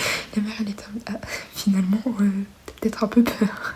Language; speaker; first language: French; native; French